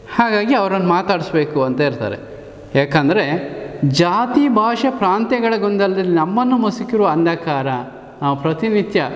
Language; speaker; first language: Kannada; native; Kannada